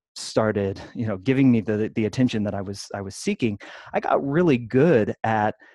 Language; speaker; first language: English; native; English